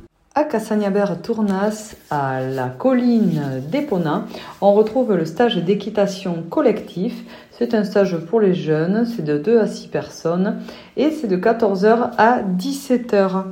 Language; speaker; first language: French; native; French